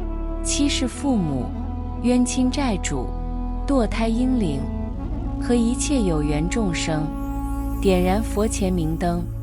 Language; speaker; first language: Chinese; native; Chinese